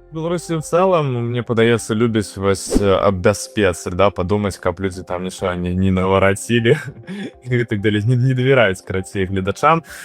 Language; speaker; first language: Belarusian; non-native, local second language; Russian